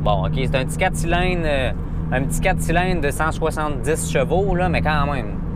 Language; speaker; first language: French; native; French